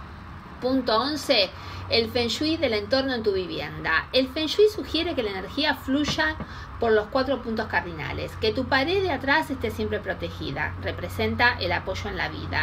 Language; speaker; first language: Spanish; native; Spanish